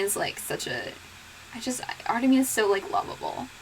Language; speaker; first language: English; native; English